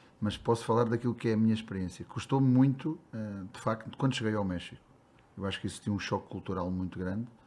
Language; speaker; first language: Portuguese; native; Portuguese